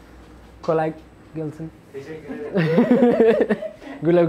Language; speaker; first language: Turkish; non-native, learner; Italian